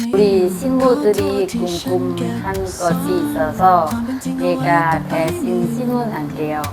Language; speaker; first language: Korean; non-native, learner; Lao